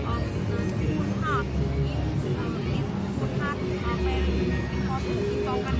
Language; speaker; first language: English; non-native, learner; Vietnamese